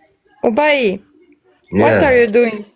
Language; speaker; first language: English; non-native, learner; Bosnian